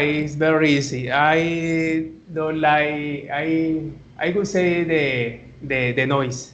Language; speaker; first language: English; non-native, learner; Spanish